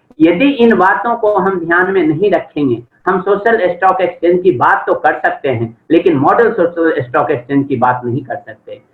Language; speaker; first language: Hindi; native; Hindi